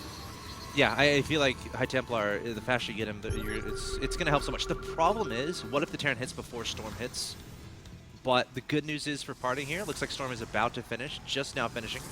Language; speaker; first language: English; native; English